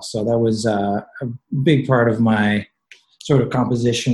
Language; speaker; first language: English; native; English